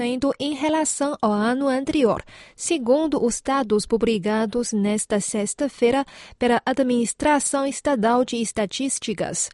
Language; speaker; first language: Portuguese; non-native, fluent; Chinese